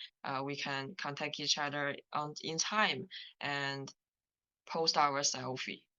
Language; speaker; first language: English; non-native, learner; Chinese